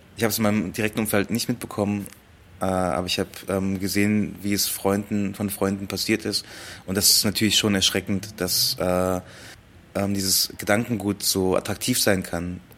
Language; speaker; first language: German; early bilingual, other home language; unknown